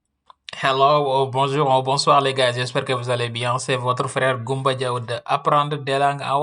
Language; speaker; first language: French; non-native, local second language; Wolof